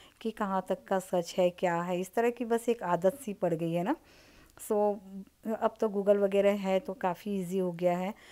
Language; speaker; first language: Hindi; native; Hindi